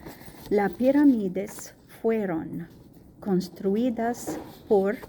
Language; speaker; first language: Spanish; non-native, learner; Arabic